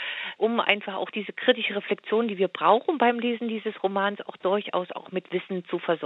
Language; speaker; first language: German; native; German